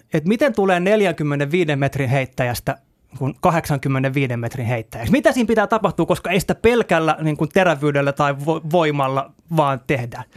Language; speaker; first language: Finnish; native; Finnish